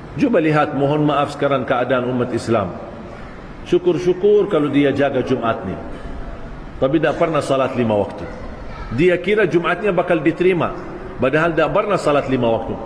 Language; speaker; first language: Malay; non-native, fluent; Arabic